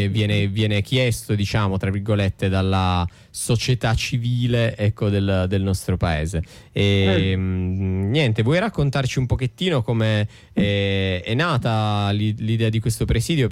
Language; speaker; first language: Italian; native; Italian